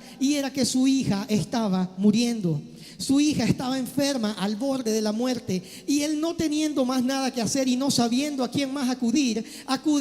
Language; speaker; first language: Spanish; native; Spanish